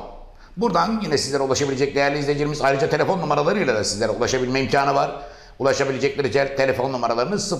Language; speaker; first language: Turkish; native; Turkish